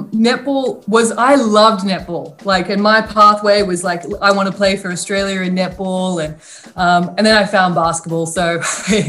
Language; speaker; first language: English; native; English